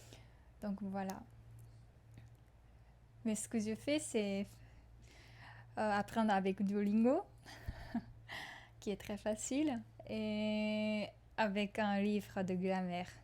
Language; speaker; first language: French; non-native, fluent; Japanese